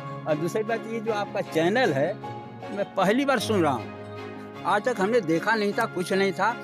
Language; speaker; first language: Hindi; native; Hindi